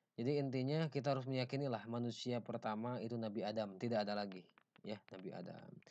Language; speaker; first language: Indonesian; non-native, local second language; Sundanese